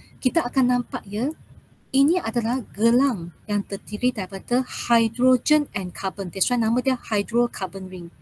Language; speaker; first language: Malay; non-native, local second language; Chinese